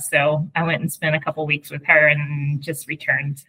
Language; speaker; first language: English; native; English